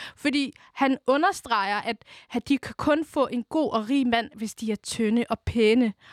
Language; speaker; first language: Danish; early bilingual, other home language; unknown